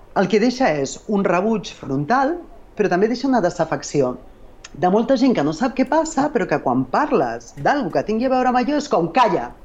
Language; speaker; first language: Catalan; non-native, local second language; Galician